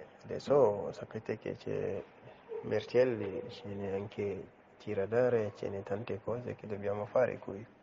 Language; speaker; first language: Italian; non-native, learner; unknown